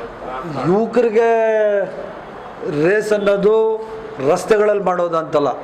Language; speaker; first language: Kannada; native; Kannada